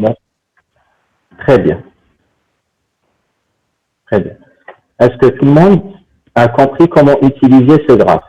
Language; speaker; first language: French; non-native, local second language; Arabic